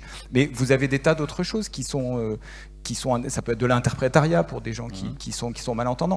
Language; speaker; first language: French; native; French